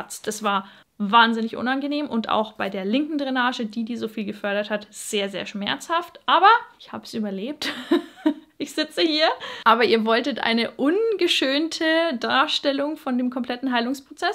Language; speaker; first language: German; native; German